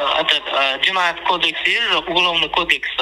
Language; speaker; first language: Russian; non-native, local second language; Turkmen